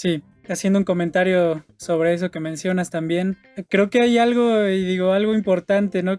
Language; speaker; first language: Spanish; native; Spanish